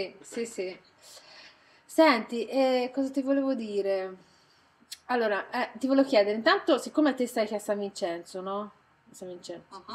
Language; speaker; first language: Italian; native; Italian